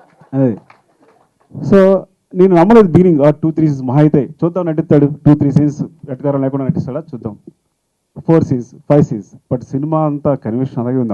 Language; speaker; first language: Telugu; native; Telugu